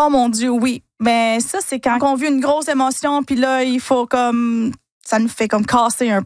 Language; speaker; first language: French; non-native, fluent; Spanish